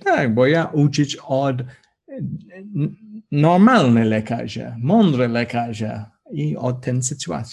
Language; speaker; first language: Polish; non-native, learner; English